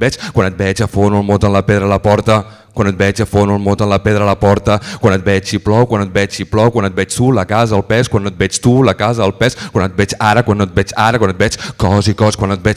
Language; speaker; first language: Catalan; native; Catalan